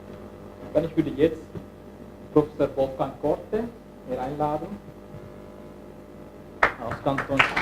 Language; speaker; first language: German; non-native, learner; Turkish